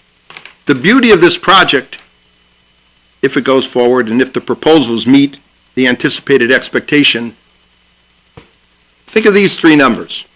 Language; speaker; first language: English; native; English